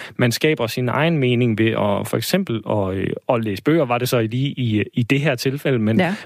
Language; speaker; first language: Danish; native; Danish